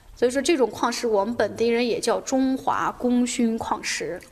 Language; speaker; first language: Chinese; native; Chinese